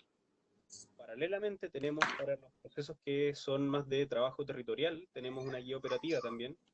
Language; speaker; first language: Spanish; native; Spanish